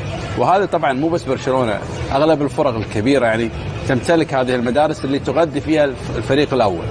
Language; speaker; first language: Arabic; native; Arabic